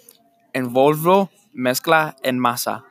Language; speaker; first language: Spanish; non-native, learner; English